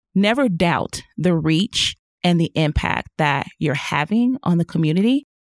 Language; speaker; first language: English; native; English